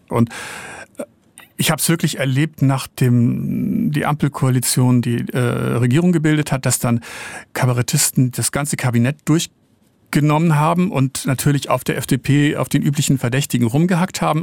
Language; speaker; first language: German; native; German